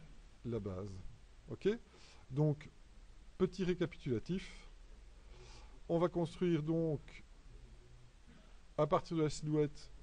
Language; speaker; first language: French; native; French